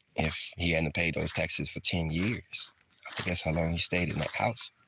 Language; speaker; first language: English; native; English